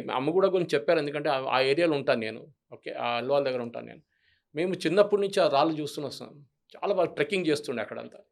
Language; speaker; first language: Telugu; non-native, local second language; Malayalam